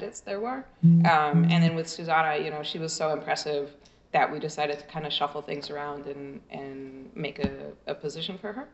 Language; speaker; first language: English; native; English